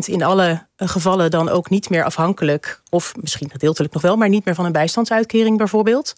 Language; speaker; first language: Dutch; native; Dutch